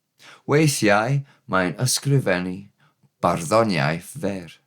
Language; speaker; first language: Welsh; non-native, learner; English